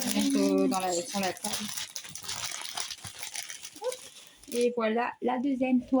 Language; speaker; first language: French; native; French